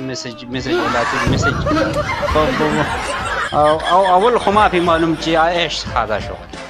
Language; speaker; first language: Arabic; non-native, learner; Pashto